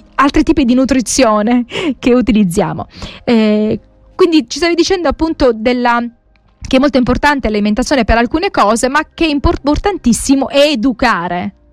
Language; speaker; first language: Italian; native; Italian